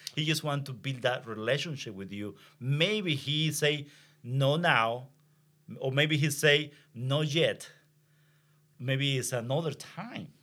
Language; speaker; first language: English; non-native, learner; Spanish